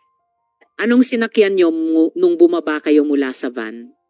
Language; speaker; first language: Filipino; native; Filipino